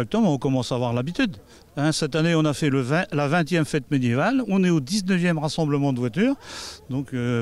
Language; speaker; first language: French; native; French